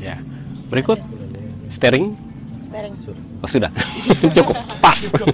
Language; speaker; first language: Indonesian; native; Indonesian